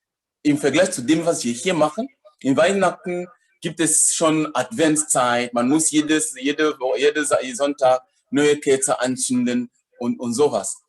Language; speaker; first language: German; non-native, fluent; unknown